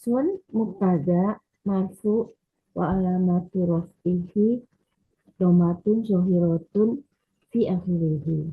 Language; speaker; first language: Arabic; non-native, learner; Indonesian